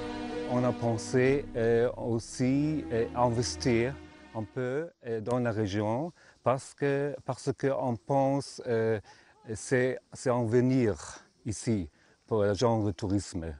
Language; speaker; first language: French; non-native, learner; Arabic